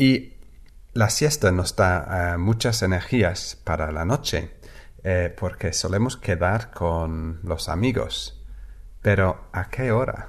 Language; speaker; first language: Spanish; non-native, fluent; English